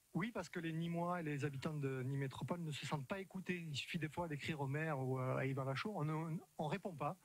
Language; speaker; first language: French; native; French